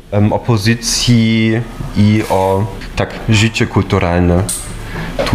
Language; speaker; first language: Polish; non-native, fluent; German